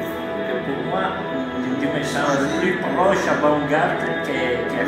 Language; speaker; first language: French; non-native, fluent; Italian